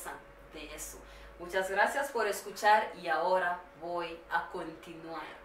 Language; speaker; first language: Spanish; non-native, learner; Swahili